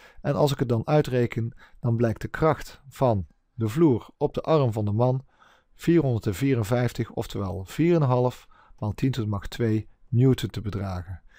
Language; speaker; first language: Dutch; native; Dutch